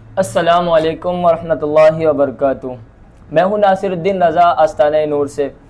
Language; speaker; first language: Urdu; non-native, local second language; Bangla